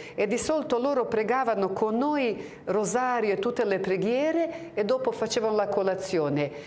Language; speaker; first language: Italian; non-native, fluent; Croatian